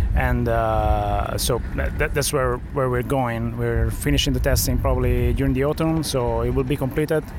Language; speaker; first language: English; non-native, fluent; Italian